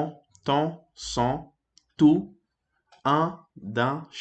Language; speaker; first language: French; non-native, fluent; Portuguese